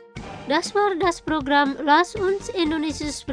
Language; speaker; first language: German; non-native, fluent; Indonesian